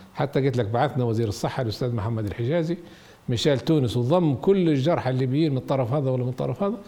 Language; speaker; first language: Arabic; native; Arabic